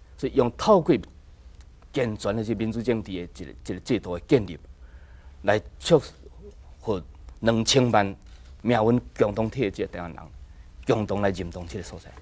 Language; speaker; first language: Chinese; non-native, local second language; Min Nan Chinese